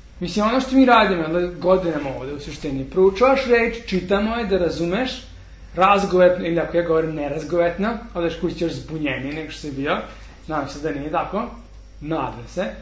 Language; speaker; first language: Serbian; non-native, fluent; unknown